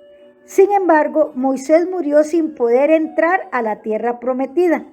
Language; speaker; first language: Spanish; native; Spanish